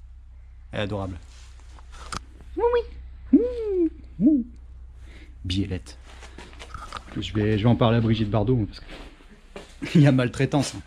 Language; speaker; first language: French; native; French